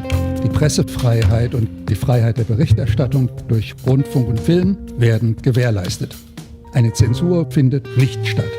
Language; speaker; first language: German; native; German